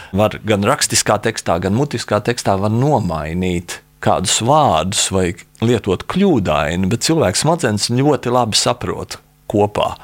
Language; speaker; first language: Latvian; native; Latvian